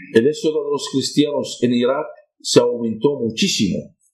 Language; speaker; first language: Spanish; non-native, fluent; Arabic